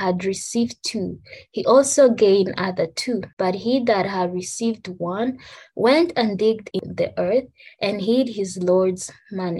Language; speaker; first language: English; non-native, local second language; Kinyarwanda